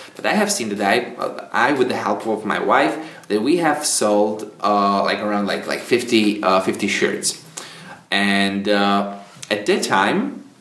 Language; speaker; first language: English; non-native, fluent; Czech